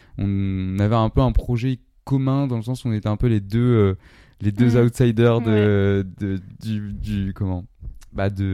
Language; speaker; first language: French; native; French